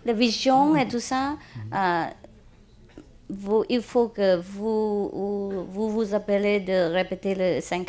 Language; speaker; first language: French; non-native, learner; Vietnamese